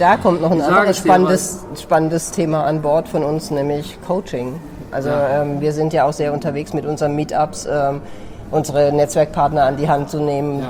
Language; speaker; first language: German; native; German